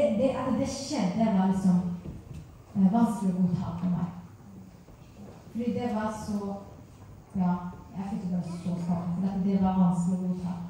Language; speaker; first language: Norwegian; non-native, fluent; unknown